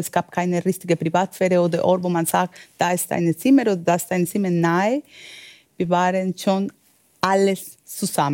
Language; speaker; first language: German; non-native, fluent; Spanish